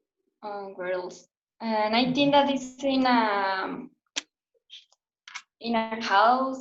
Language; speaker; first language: English; non-native, learner; Spanish